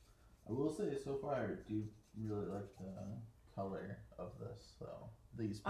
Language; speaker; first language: English; native; English